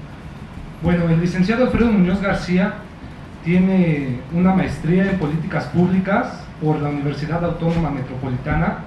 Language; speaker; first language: Spanish; native; Spanish